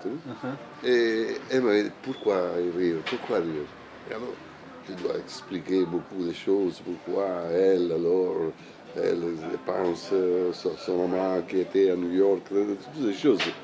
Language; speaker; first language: French; non-native, learner; Italian